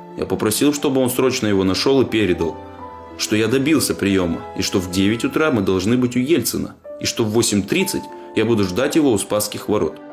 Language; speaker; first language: Russian; non-native, local second language; Ingush